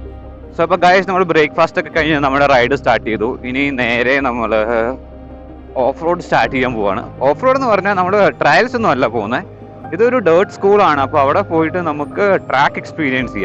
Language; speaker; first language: Malayalam; native; Malayalam